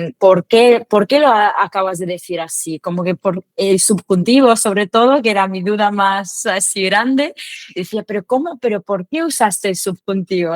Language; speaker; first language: Spanish; non-native, fluent; Ukrainian